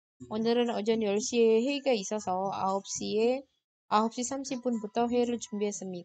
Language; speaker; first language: Korean; non-native, fluent; Indonesian